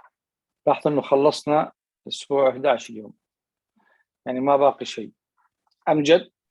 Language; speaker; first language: Arabic; native; Arabic